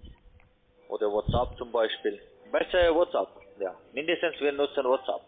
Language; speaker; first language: German; non-native, learner; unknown